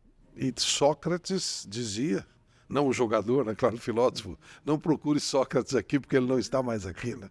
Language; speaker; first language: Portuguese; native; Portuguese